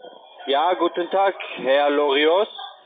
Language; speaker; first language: German; non-native, learner; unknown